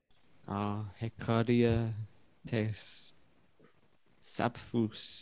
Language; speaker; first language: Greek; non-native, learner; English